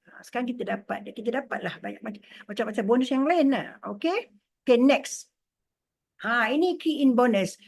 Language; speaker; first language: Malay; native; Malay